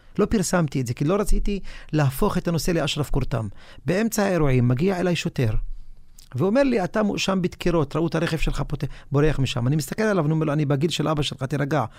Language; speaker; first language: Hebrew; non-native, local second language; Arabic